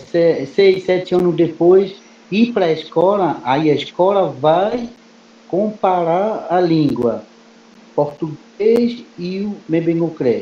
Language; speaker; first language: Portuguese; non-native, local second language; Kayapó